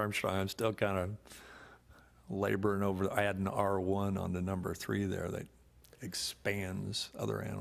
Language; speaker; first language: English; native; English